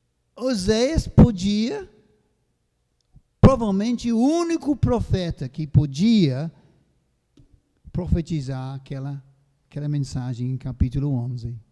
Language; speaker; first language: Portuguese; non-native, fluent; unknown